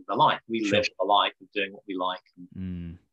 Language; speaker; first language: English; native; English